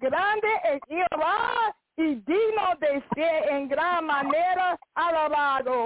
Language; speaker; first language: Spanish; non-native, learner; English